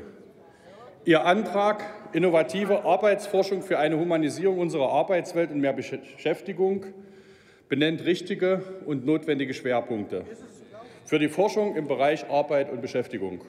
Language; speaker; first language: German; native; German